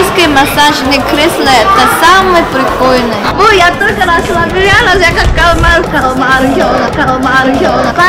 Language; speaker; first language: Russian; non-native, learner; Korean